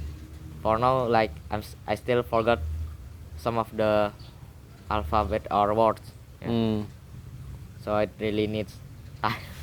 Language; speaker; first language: English; non-native, learner; Indonesian